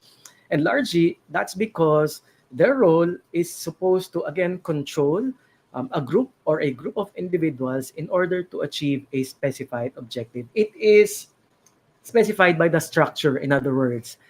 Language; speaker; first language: English; non-native, local second language; Filipino